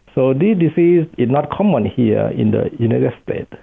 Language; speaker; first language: English; non-native, fluent; Thai